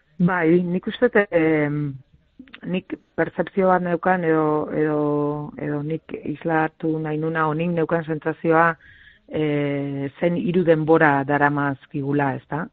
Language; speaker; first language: Basque; native; Basque